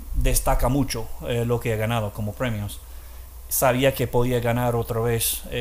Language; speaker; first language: Spanish; non-native, fluent; English